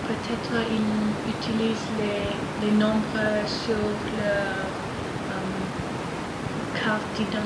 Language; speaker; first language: French; non-native, learner; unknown